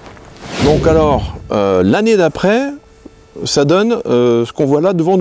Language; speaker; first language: French; native; French